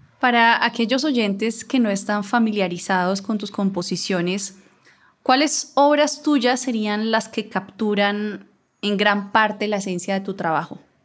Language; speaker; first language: Spanish; native; Spanish